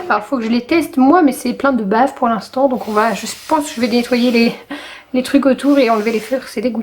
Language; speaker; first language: French; native; French